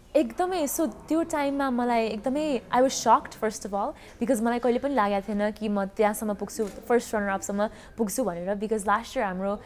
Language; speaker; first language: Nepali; early bilingual, heritage; Nepali